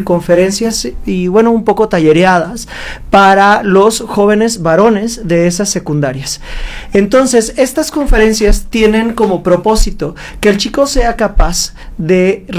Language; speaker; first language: Spanish; native; Spanish